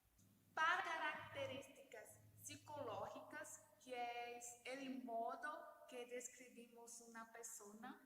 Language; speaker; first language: Spanish; non-native, learner; Portuguese